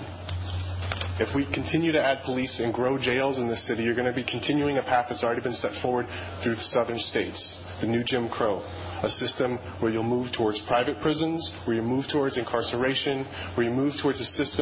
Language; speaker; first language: English; native; English